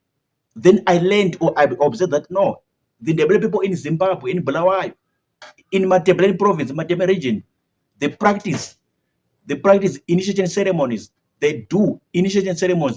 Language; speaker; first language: English; non-native, local second language; Shona